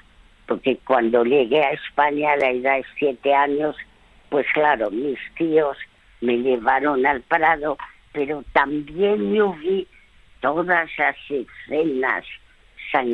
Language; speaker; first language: Spanish; early bilingual, other home language; French